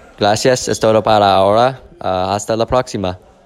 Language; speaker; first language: Spanish; non-native, learner; English